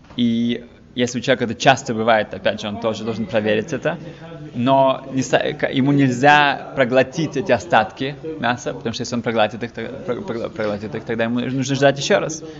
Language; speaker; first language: Russian; early bilingual, heritage; Russian